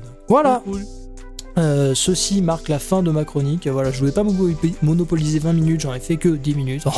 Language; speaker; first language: French; native; French